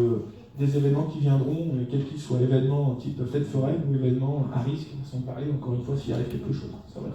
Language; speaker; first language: French; native; French